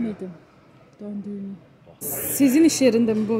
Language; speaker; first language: Turkish; native; Turkish